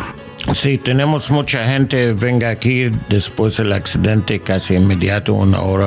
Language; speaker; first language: Spanish; non-native, learner; English